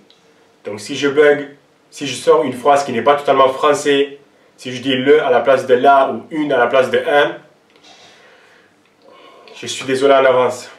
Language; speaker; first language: French; non-native, local second language; Armenian